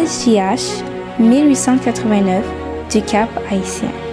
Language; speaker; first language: French; non-native, local second language; Haitian Creole